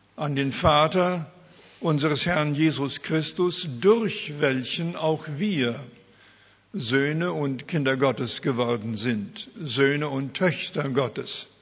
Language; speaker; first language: German; early bilingual, heritage; German